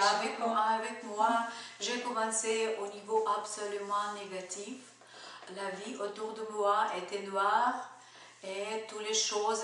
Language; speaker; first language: French; non-native, learner; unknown